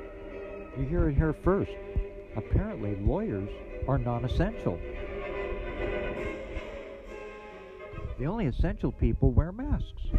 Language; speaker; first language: English; native; English